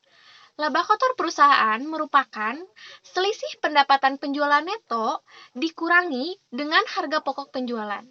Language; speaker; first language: Indonesian; native; Indonesian